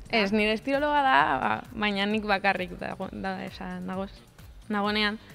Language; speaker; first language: Basque; non-native, local second language; Spanish